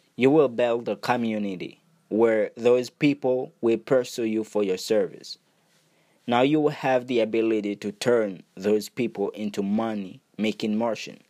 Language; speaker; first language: English; non-native, fluent; Haitian Creole